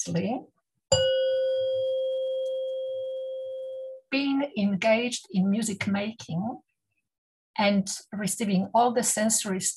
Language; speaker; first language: English; non-native, fluent; Polish